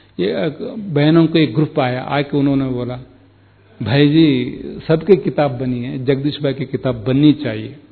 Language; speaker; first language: Hindi; non-native, local second language; Kannada